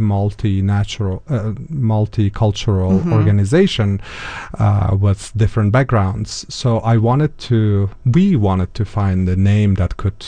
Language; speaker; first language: English; non-native, fluent; Uzbek